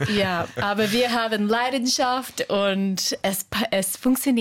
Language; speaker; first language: German; non-native, fluent; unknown